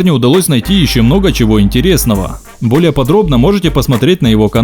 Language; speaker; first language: Russian; native; Russian